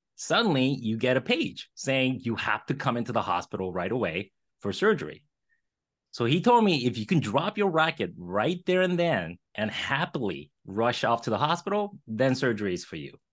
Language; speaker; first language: English; early bilingual, other home language; Korean